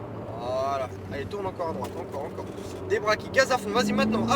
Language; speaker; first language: French; native; French